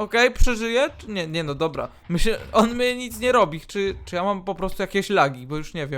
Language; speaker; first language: Polish; native; Polish